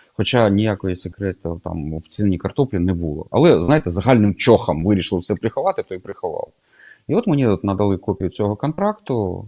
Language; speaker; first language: Ukrainian; native; Ukrainian